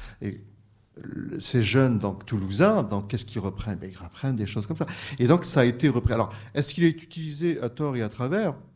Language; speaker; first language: French; native; French